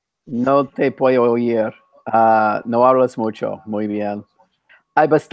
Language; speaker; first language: Spanish; non-native, fluent; English